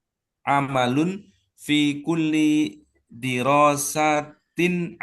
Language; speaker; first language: Arabic; non-native, learner; Indonesian